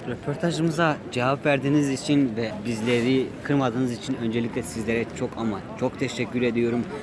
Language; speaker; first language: Turkish; native; Turkish